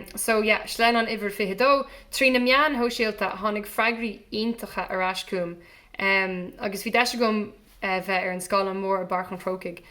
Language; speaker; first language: Irish; non-native, local second language; English